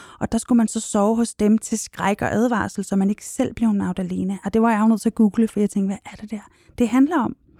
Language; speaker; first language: Danish; native; Danish